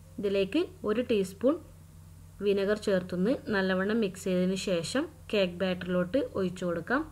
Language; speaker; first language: Malayalam; native; Malayalam